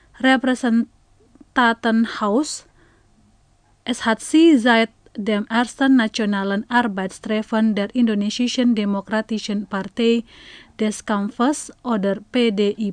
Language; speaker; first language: German; non-native, fluent; Indonesian